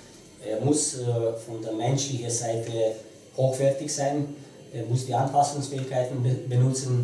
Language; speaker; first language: German; non-native, fluent; Romanian